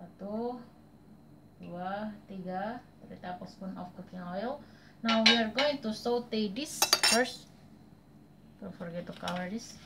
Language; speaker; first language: English; non-native, learner; Indonesian